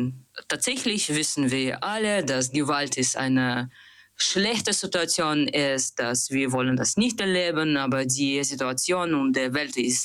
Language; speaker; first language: German; non-native, learner; Russian